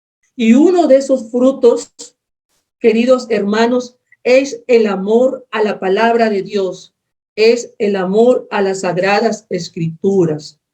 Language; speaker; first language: Spanish; native; Spanish